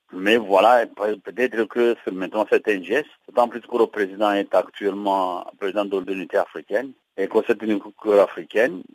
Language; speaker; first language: French; non-native, local second language; Kinyarwanda